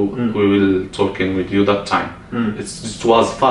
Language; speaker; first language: English; non-native, learner; Arabic